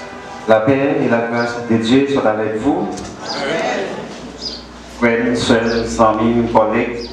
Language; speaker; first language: French; non-native, local second language; Haitian Creole